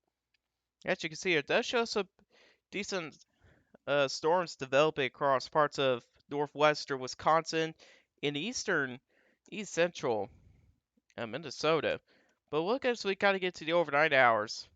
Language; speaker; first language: English; native; English